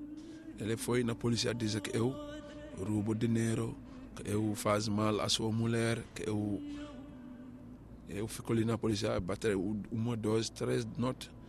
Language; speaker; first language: Portuguese; non-native, learner; Arabic